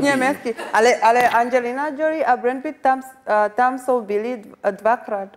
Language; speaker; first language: Czech; non-native, learner; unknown